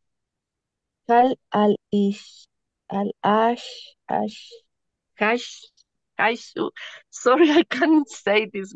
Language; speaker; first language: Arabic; non-native, learner; Spanish